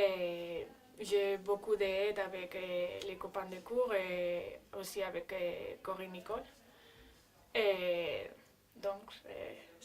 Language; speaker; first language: French; non-native, learner; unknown